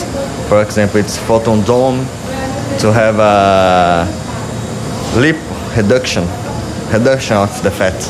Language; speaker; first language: English; non-native, learner; Portuguese